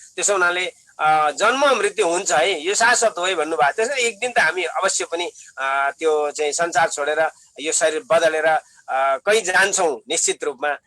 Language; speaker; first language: Nepali; native; Nepali